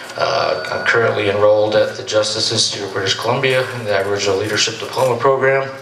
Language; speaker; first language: English; native; English